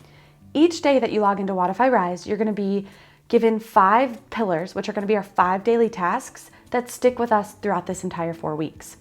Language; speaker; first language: English; native; English